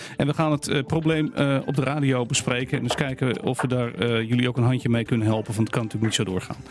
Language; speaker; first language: Dutch; native; Dutch